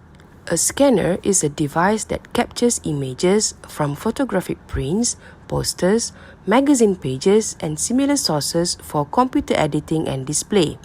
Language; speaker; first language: English; non-native, local second language; Malay